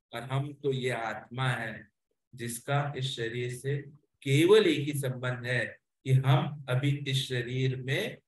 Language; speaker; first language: Hindi; non-native, local second language; Marathi